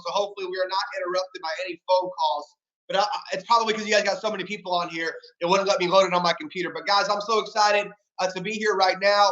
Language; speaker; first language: English; native; English